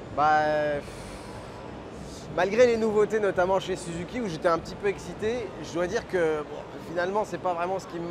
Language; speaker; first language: French; native; French